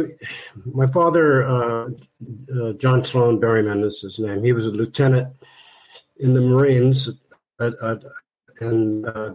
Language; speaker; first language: English; native; English